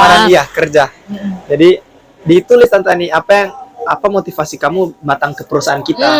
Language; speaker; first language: Indonesian; native; Indonesian